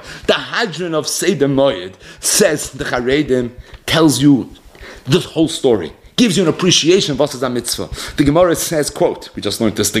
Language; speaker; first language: English; native; English